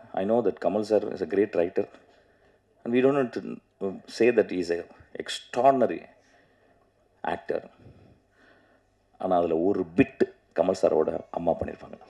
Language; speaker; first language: Tamil; native; Tamil